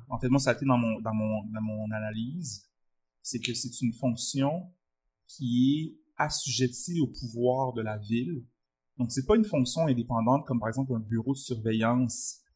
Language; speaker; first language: French; early bilingual, other home language; Arabic